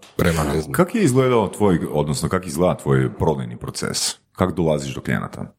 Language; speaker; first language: Croatian; native; Croatian